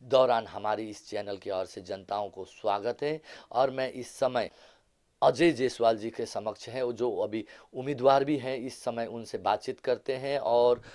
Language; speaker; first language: Hindi; non-native, local second language; Bangla